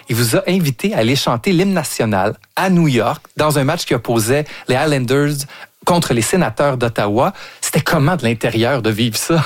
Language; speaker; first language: French; native; French